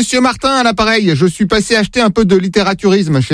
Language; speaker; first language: French; native; French